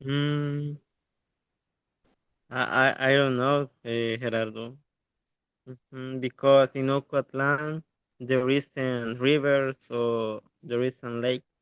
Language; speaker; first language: English; non-native, learner; Spanish